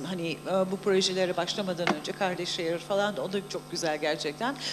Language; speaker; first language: Turkish; native; Turkish